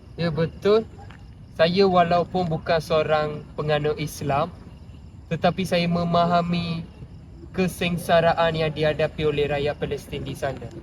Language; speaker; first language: Malay; non-native, local second language; Tamil